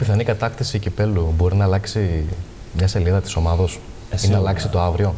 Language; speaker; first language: Greek; native; Greek